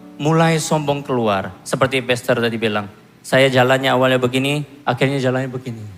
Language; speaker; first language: Indonesian; non-native, fluent; Korean